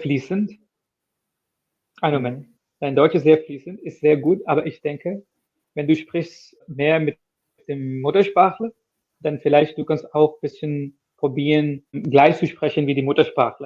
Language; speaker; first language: German; non-native, fluent; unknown